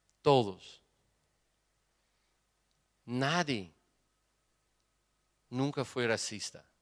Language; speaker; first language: Spanish; non-native, fluent; Portuguese